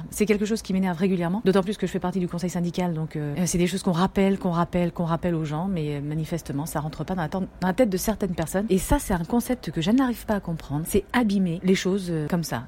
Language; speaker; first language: French; native; French